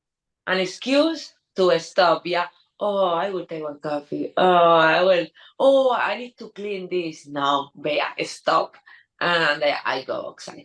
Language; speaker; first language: English; non-native, learner; Spanish